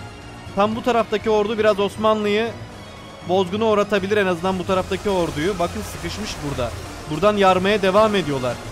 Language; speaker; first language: Turkish; native; Turkish